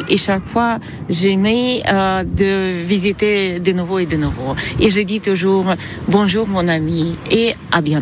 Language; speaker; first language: French; non-native, fluent; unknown